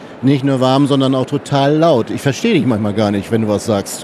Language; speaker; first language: German; native; German